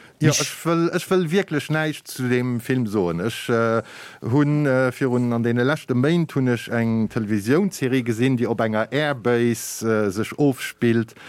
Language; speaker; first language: Luxembourgish; native; Luxembourgish